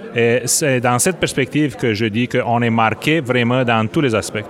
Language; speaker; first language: French; non-native, fluent; Romanian